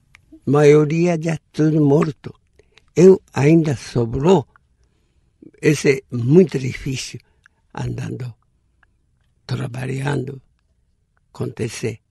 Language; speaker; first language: Portuguese; non-native, learner; Japanese